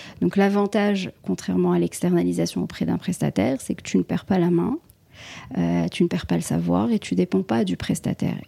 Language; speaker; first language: French; non-native, local second language; Arabic